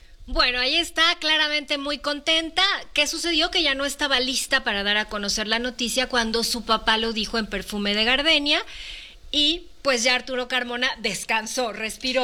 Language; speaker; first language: Spanish; native; Spanish